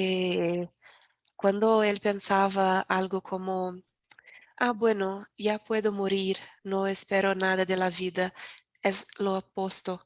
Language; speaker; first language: Spanish; non-native, learner; Portuguese